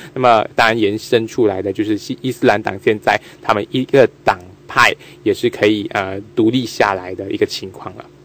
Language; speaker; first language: Chinese; native; Chinese